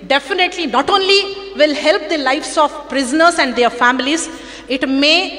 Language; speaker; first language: English; non-native, local second language; Kannada